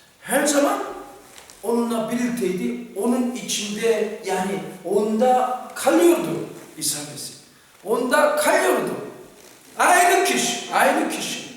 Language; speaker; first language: Turkish; non-native, fluent; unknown